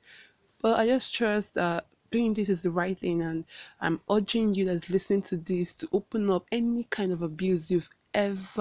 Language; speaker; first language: English; non-native, local second language; Igbo